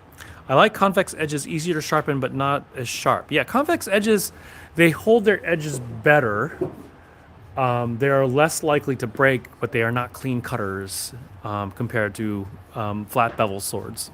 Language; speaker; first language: English; native; English